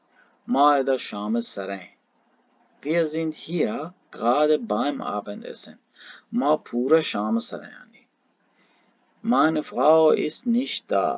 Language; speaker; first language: German; non-native, learner; Baluchi